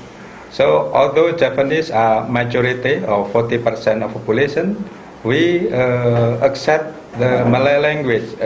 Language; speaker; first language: English; non-native, fluent; Indonesian